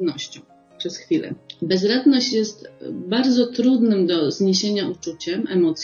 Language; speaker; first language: Polish; native; Polish